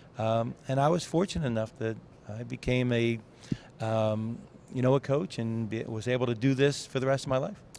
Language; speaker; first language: English; native; English